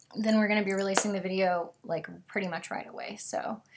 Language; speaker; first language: English; native; English